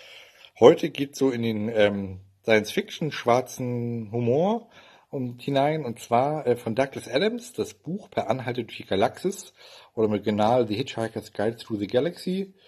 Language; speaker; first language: German; native; German